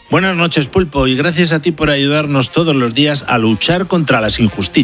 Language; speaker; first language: Spanish; native; Spanish